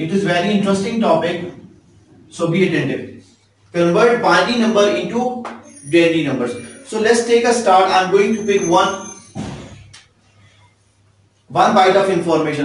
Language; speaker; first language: English; non-native, local second language; Urdu